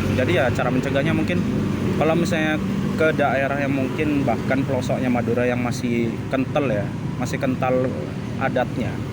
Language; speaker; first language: Indonesian; non-native, local second language; Madurese